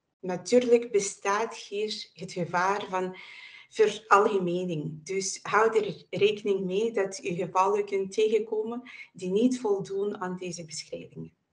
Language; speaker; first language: Dutch; non-native, fluent; Ukrainian